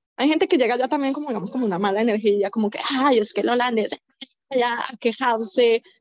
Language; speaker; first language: Spanish; native; Spanish